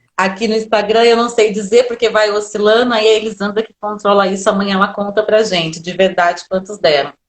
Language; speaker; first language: Portuguese; native; Portuguese